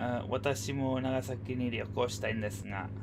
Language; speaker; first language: Japanese; non-native, learner; English